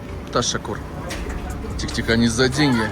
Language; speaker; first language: Russian; native; Russian